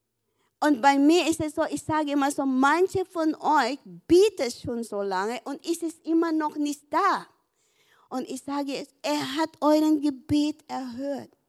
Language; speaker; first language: German; non-native, learner; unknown